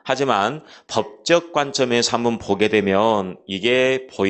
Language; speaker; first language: Korean; native; Korean